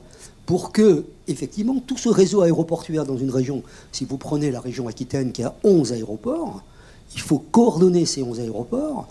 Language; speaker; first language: French; native; French